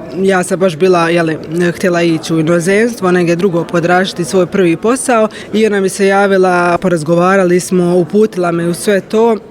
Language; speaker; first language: Bosnian; native; Bosnian